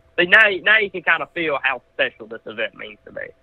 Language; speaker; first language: English; native; English